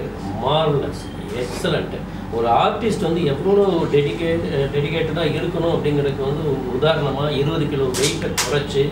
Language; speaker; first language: Tamil; native; Tamil